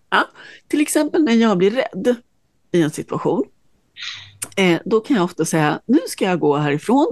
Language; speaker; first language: Swedish; native; Swedish